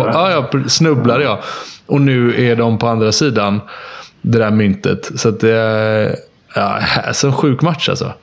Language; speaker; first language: Swedish; native; Swedish